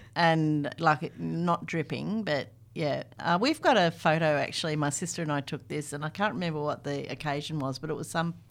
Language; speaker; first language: English; native; English